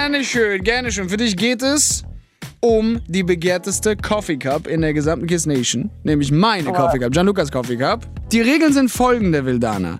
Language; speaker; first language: German; native; German